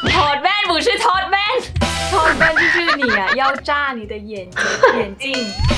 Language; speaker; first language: Thai; native; Thai